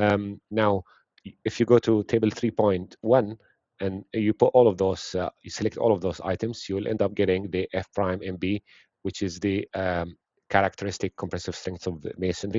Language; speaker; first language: English; non-native, fluent; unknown